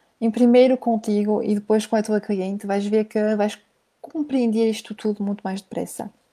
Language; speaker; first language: Portuguese; early bilingual, heritage; French